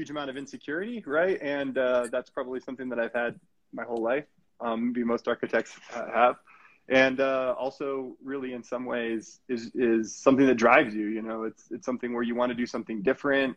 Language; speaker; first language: English; native; English